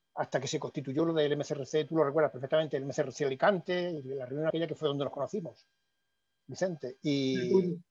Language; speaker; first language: Spanish; native; Spanish